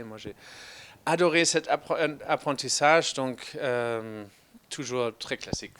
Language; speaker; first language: French; non-native, fluent; German